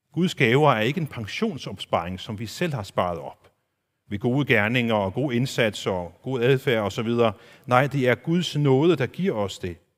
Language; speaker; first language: Danish; non-native, local second language; Faroese